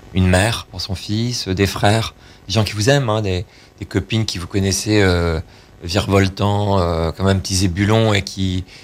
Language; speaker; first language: French; native; French